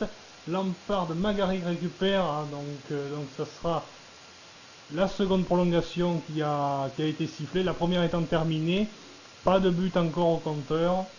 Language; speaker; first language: French; native; French